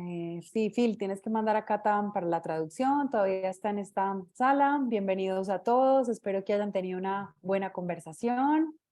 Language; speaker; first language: Spanish; native; Spanish